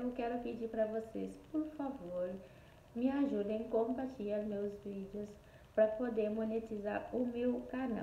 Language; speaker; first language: Portuguese; non-native, fluent; Haitian Creole